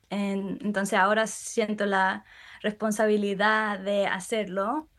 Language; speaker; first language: Spanish; early bilingual, heritage; Spanish